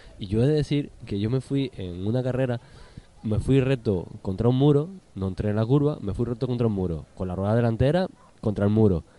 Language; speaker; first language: Spanish; native; Spanish